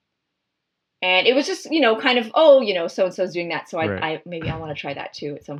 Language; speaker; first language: English; native; English